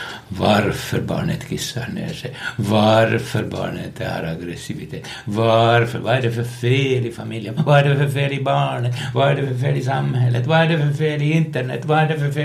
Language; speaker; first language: Swedish; non-native, local second language; Finnish